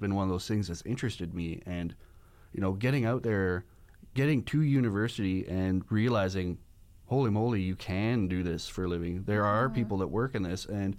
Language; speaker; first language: English; native; English